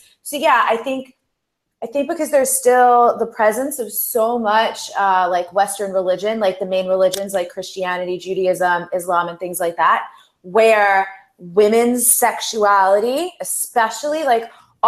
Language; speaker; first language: English; native; English